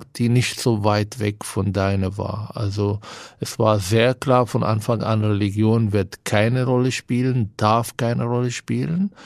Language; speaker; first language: German; non-native, fluent; Hebrew